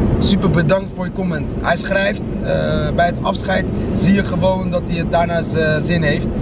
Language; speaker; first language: Dutch; early bilingual, other home language; Arabic